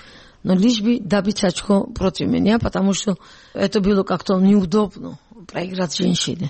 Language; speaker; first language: Russian; non-native, local second language; Georgian